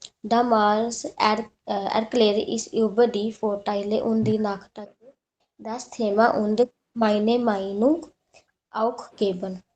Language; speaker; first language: German; non-native, learner; Hindi